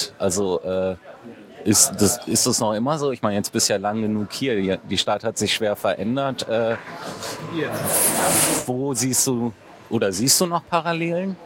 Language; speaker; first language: German; native; German